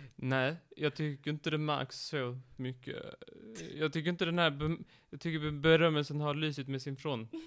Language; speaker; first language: Swedish; native; Swedish